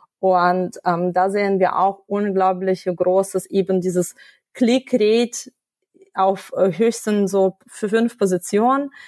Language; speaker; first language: German; non-native, fluent; Russian